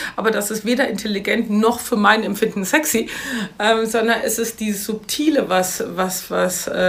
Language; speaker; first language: German; native; German